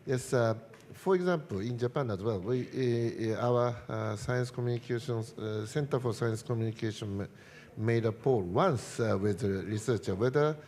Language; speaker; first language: English; non-native, fluent; Japanese